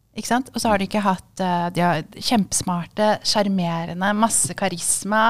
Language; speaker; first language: Norwegian; early bilingual, other home language; Kurdish